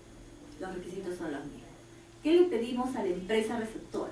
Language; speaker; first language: Spanish; native; Spanish